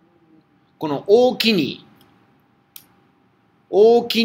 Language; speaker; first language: Japanese; non-native, fluent; Spanish